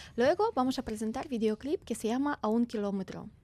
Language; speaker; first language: Spanish; non-native, fluent; Ukrainian